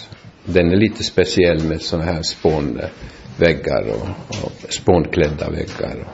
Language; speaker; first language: Swedish; non-native, local second language; Finnish